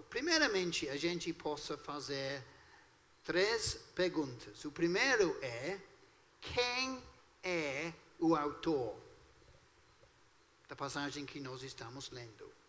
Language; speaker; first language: Portuguese; non-native, fluent; English